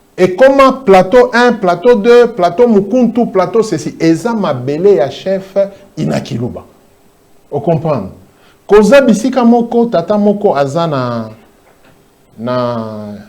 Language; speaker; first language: Lingala; non-native, local second language; Swahili